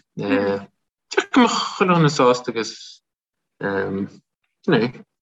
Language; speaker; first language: Irish; native; Irish